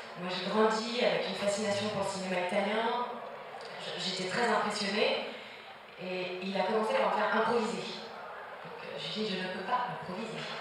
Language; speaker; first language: French; early bilingual, other home language; Spanish